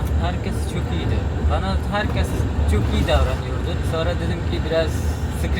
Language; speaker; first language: Turkish; non-native, fluent; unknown